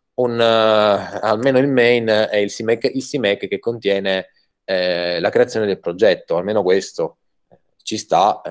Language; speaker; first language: Italian; native; Italian